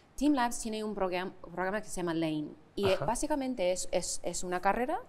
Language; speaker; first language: Spanish; non-native, fluent; English